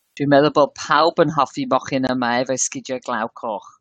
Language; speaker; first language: Welsh; non-native, learner; English